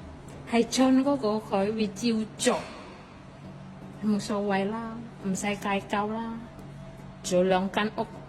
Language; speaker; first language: Cantonese; non-native, fluent; Indonesian